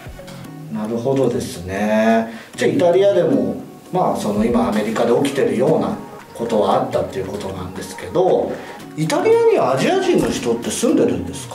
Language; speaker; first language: Japanese; native; Japanese